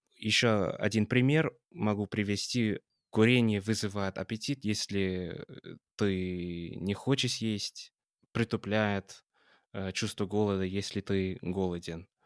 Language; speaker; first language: Russian; non-native, fluent; English